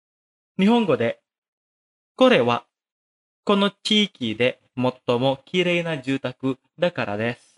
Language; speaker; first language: Japanese; non-native, fluent; Indonesian